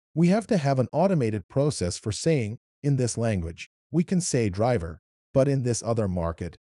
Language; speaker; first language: English; non-native, fluent; Arabic